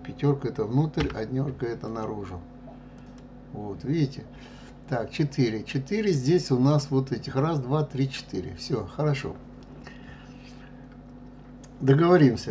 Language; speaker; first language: Russian; native; Russian